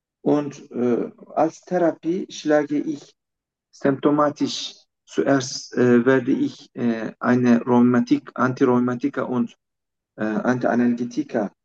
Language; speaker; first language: German; non-native, learner; Turkish